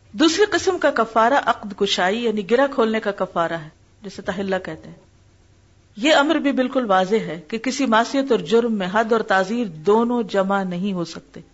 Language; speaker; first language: Urdu; native; Urdu